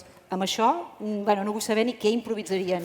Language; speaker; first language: Catalan; native; Catalan